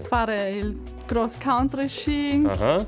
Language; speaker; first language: Italian; non-native, fluent; German